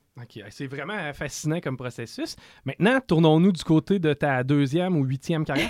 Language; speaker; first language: French; native; French